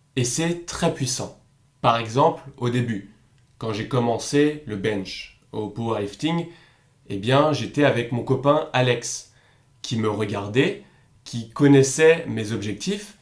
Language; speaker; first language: French; native; French